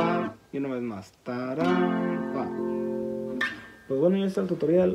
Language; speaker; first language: Spanish; native; Spanish